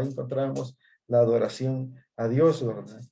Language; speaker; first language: Spanish; native; Spanish